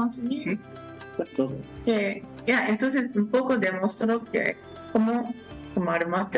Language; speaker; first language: Spanish; non-native, learner; Japanese